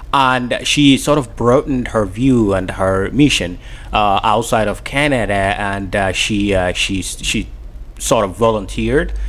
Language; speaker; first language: English; non-native, fluent; Somali